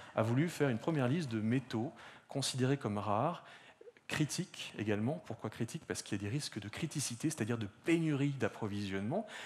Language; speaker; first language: French; native; French